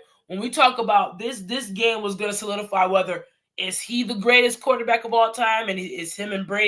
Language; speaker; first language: English; native; English